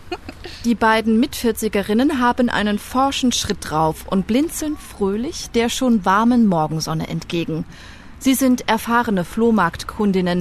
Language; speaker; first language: German; native; German